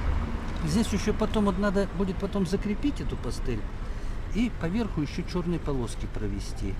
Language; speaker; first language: Russian; native; Russian